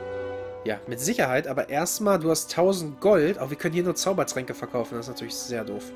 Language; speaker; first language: German; native; German